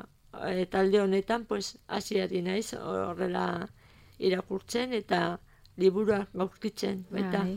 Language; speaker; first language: Basque; non-native, learner; Spanish